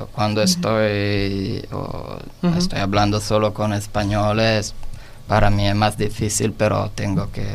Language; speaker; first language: Spanish; non-native, learner; Italian